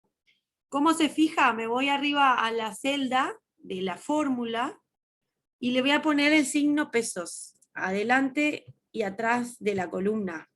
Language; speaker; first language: Spanish; native; Spanish